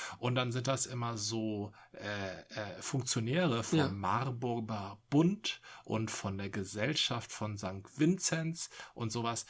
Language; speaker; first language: German; native; German